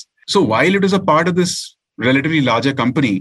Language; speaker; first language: English; non-native, local second language; Hindi